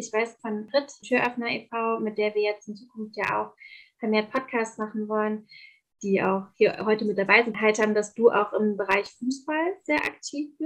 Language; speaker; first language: German; native; German